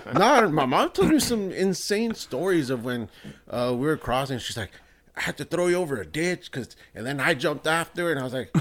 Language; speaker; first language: English; early bilingual, other home language; Spanish